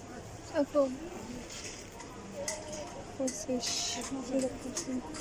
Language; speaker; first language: French; non-native, local second language; Arabic